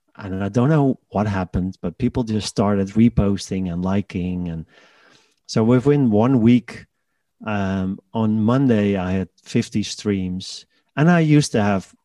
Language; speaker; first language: English; non-native, fluent; Dutch